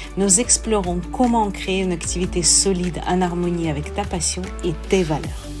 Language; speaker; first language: French; non-native, fluent; Russian